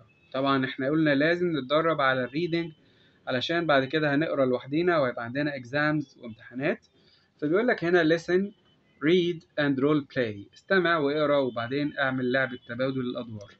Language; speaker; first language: Arabic; native; Arabic